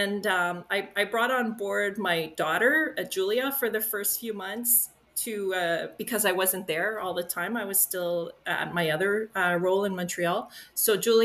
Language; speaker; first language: English; native; English